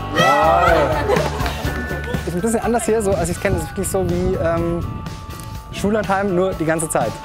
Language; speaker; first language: German; native; German